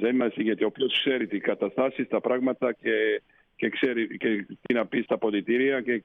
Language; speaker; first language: Greek; non-native, fluent; Slovenian